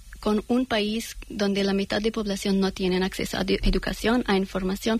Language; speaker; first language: Spanish; non-native, learner; Persian